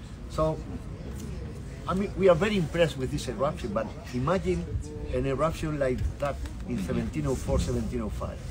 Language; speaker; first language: English; non-native, fluent; Spanish